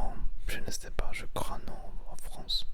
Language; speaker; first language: French; non-native, learner; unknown